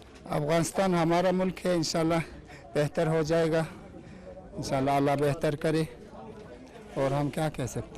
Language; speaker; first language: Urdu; non-native, fluent; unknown